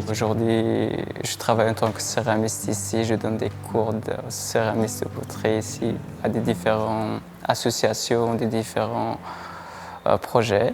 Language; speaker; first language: French; non-native, learner; Persian